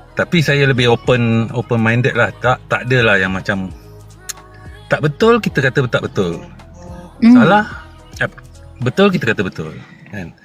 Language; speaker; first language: Malay; native; Malay